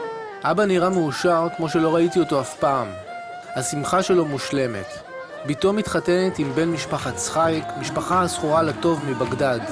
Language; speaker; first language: Hebrew; native; Hebrew